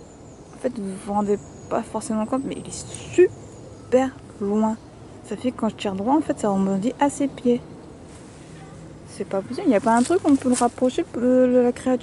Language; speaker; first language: French; native; French